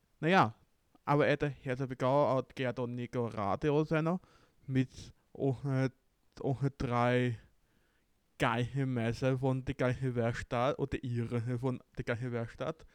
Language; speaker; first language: German; non-native, learner; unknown